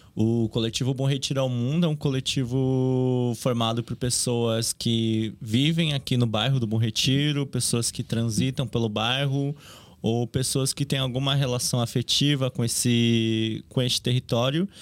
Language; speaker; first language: Portuguese; native; Portuguese